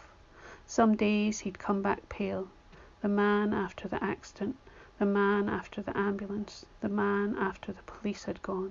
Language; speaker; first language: English; native; English